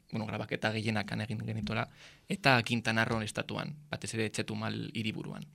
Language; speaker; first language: Basque; non-native, local second language; Spanish